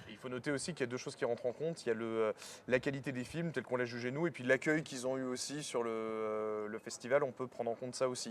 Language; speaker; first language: French; native; French